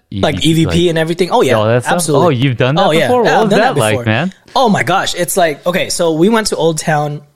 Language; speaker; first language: English; non-native, local second language; Filipino